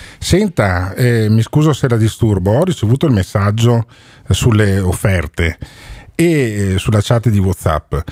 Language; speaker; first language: Italian; native; Italian